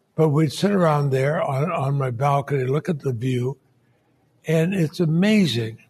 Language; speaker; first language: English; native; English